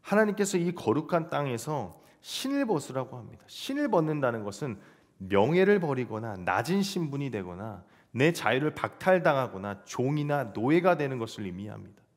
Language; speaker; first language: Korean; native; Korean